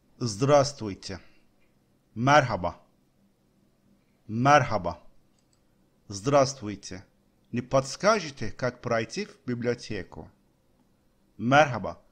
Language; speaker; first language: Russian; non-native, learner; Turkish